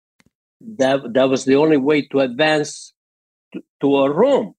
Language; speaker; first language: English; non-native, fluent; Spanish